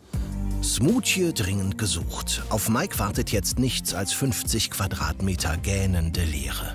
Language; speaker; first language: German; native; German